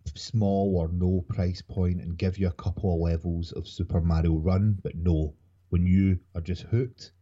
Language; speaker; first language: English; native; English